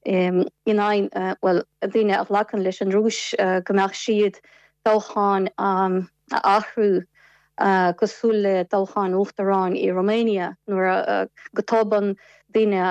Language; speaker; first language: Irish; non-native, fluent; Ukrainian